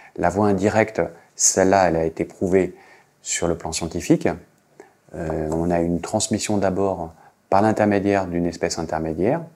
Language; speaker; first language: French; native; French